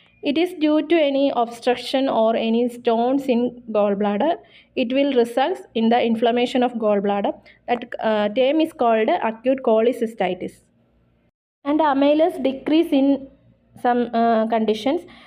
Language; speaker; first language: English; non-native, local second language; Malayalam